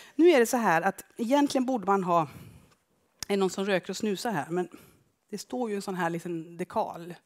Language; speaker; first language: Swedish; native; Swedish